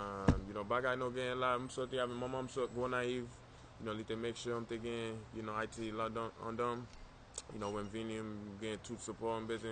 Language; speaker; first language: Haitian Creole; early bilingual, heritage; English